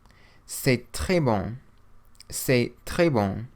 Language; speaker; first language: French; non-native, fluent; English